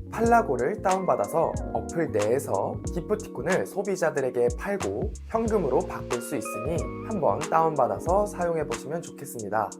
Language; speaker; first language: Korean; native; Korean